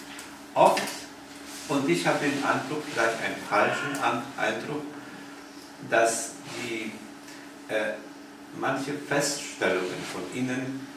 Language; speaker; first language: German; non-native, fluent; Polish